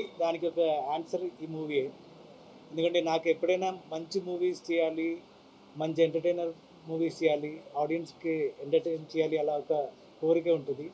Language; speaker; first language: Telugu; non-native, fluent; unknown